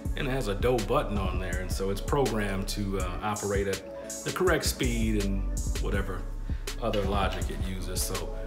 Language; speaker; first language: English; native; English